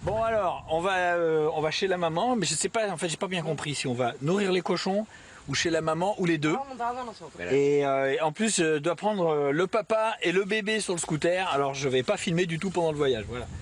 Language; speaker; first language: French; native; French